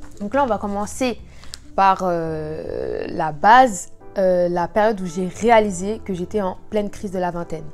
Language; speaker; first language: French; native; French